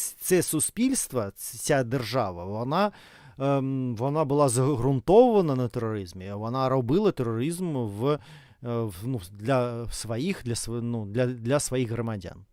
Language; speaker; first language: Ukrainian; non-native, fluent; Russian